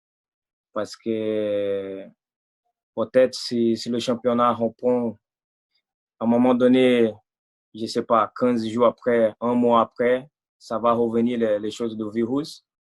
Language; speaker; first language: French; non-native, fluent; Portuguese